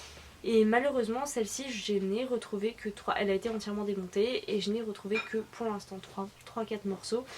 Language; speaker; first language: French; native; French